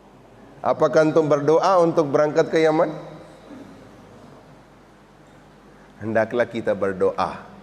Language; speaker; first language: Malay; non-native, fluent; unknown